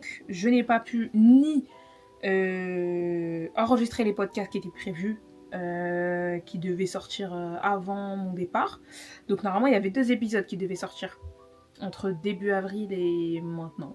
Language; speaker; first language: French; native; French